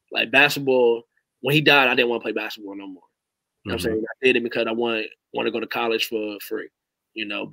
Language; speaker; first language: English; native; English